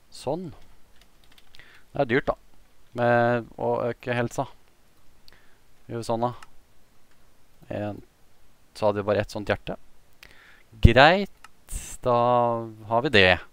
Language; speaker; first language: Norwegian; native; Norwegian